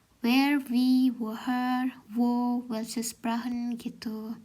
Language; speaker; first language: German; non-native, learner; Indonesian